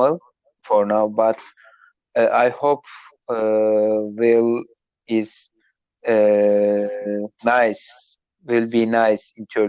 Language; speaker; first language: English; non-native, learner; Turkish